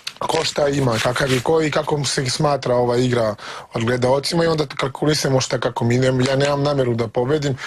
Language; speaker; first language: Bosnian; early bilingual, heritage; Serbian